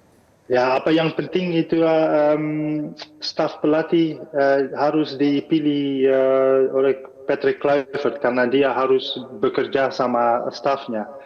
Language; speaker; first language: Indonesian; non-native, fluent; Dutch